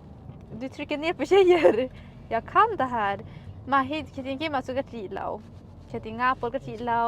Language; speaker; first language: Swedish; early bilingual, other home language; Hakha Chin